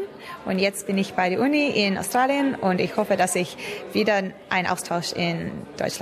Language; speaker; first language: German; non-native, learner; English